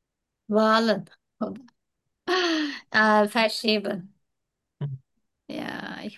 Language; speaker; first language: German; non-native, learner; Turkish